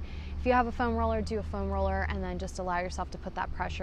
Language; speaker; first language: English; native; English